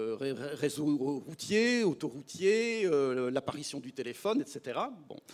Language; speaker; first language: French; native; French